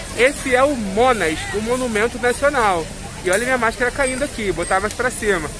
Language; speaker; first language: Portuguese; native; Portuguese